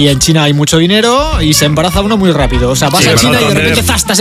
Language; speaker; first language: Spanish; native; Spanish